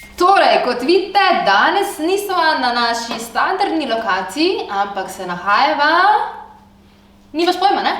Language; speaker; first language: Slovenian; native; Slovenian